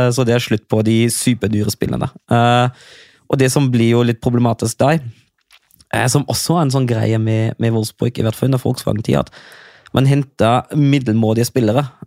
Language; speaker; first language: Norwegian; non-native, fluent; German